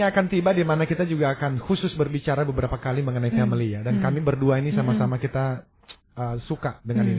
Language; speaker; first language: Indonesian; native; Indonesian